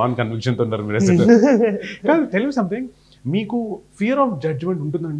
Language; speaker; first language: Telugu; native; Telugu